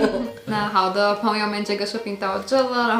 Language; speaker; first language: Chinese; non-native, fluent; Slovak